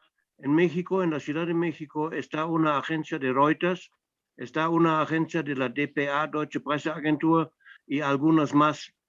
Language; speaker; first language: Spanish; non-native, fluent; German